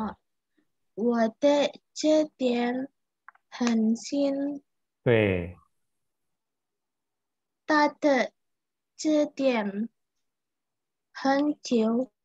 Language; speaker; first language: Chinese; non-native, learner; Indonesian